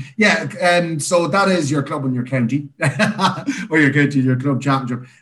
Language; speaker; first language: English; native; English